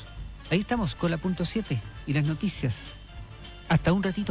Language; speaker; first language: Spanish; native; Spanish